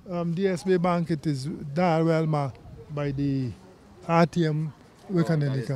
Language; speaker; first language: Dutch; non-native, local second language; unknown